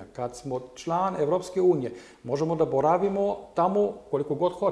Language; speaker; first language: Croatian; non-native, learner; German